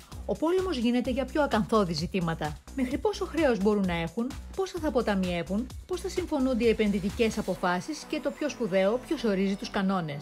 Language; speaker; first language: Greek; native; Greek